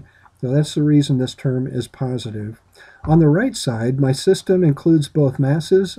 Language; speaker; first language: English; native; English